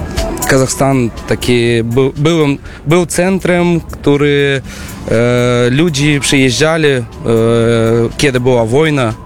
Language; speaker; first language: Polish; non-native, learner; Russian